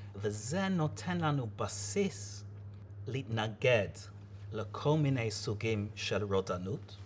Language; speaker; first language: Hebrew; non-native, fluent; English